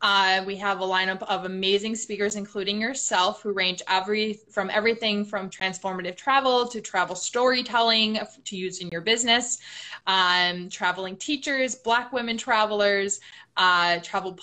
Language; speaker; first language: English; native; English